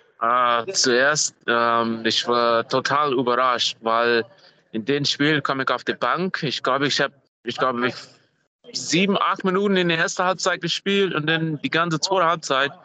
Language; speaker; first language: German; non-native, fluent; English